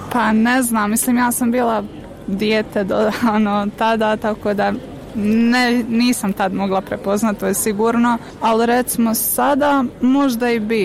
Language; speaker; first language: Croatian; native; Croatian